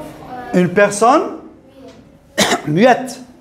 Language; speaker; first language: French; non-native, local second language; Arabic